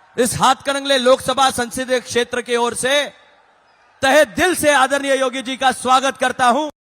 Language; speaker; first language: Hindi; non-native, local second language; Marathi